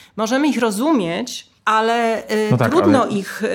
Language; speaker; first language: Polish; native; Polish